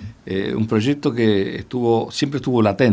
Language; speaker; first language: Spanish; native; Spanish